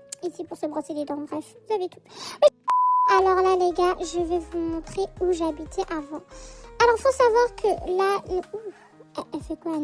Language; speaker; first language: French; native; French